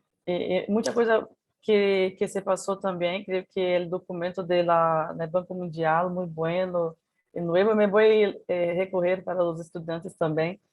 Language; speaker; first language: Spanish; non-native, learner; Portuguese